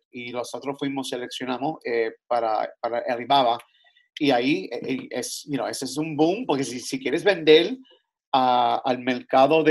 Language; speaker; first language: Spanish; early bilingual, other home language; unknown